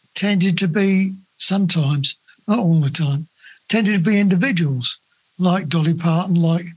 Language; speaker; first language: English; native; English